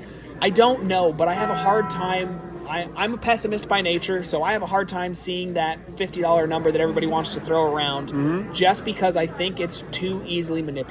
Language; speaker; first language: English; native; English